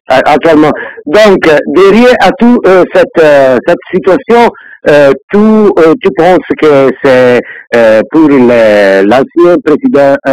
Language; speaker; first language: French; non-native, learner; Italian